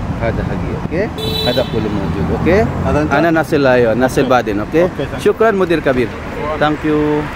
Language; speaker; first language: Arabic; non-native, learner; Filipino